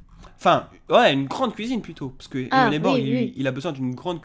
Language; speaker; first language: French; native; French